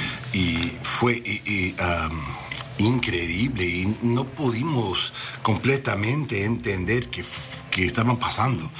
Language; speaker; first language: Spanish; non-native, learner; English